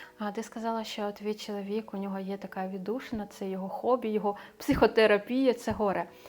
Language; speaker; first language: Ukrainian; native; Ukrainian